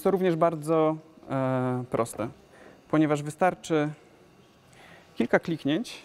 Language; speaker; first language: Polish; native; Polish